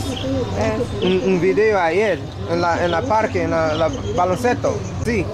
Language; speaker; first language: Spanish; non-native, learner; English